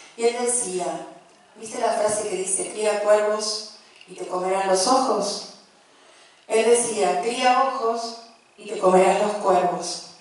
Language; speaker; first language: Spanish; native; Spanish